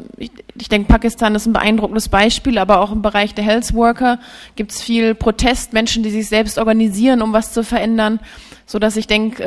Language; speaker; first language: German; native; German